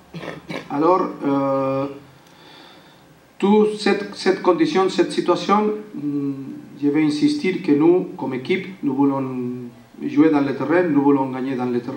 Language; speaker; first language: French; non-native, learner; Spanish